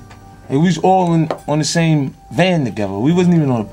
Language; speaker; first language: English; native; English